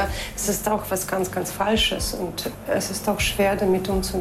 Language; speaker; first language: German; non-native, fluent; Russian